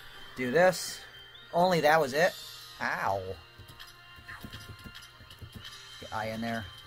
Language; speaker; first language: English; native; English